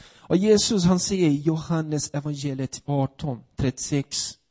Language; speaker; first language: Swedish; non-native, fluent; Portuguese